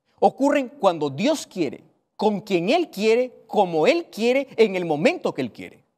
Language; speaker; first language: Spanish; native; Spanish